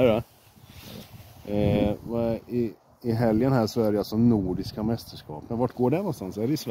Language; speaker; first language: Swedish; native; Swedish